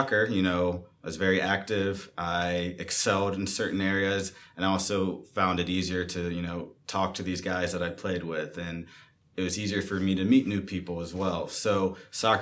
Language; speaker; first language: English; native; English